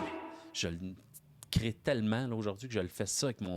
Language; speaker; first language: French; native; French